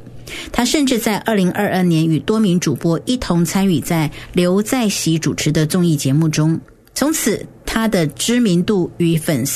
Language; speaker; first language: Chinese; native; Chinese